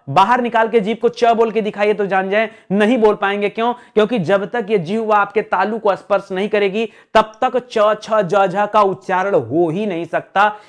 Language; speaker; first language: Hindi; native; Hindi